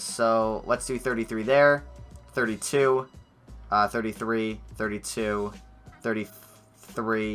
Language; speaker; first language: English; native; English